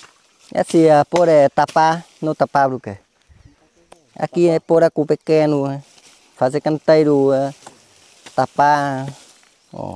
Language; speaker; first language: Portuguese; non-native, learner; Vietnamese